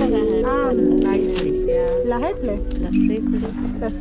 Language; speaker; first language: Spanish; non-native, learner; English